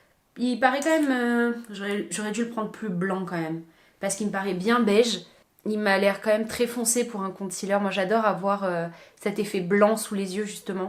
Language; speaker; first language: French; native; French